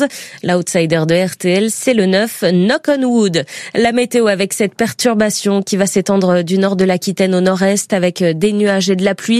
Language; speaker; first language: French; native; French